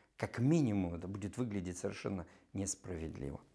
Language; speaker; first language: Russian; native; Russian